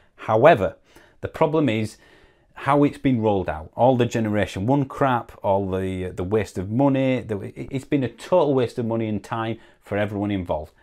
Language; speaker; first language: English; native; English